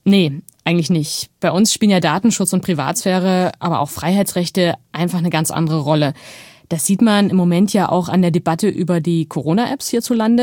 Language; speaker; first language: German; native; German